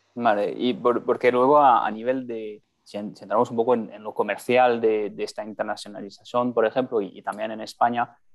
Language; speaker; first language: Spanish; non-native, fluent; French